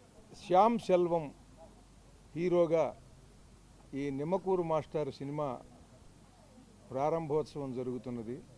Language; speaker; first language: Telugu; native; Telugu